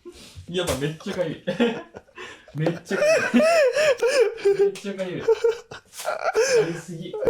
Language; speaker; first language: Japanese; native; Japanese